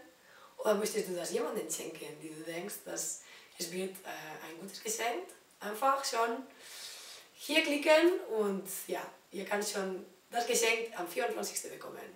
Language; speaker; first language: German; non-native, learner; Spanish